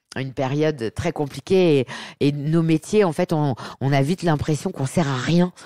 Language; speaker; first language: French; native; French